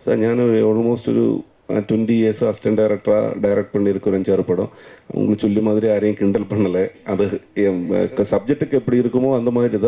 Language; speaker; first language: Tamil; non-native, learner; Malayalam